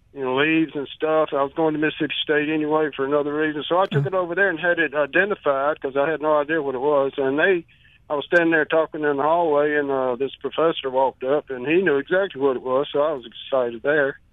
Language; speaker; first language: English; native; English